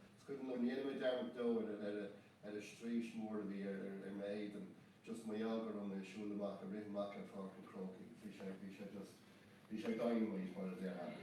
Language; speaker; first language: Irish; non-native, local second language; English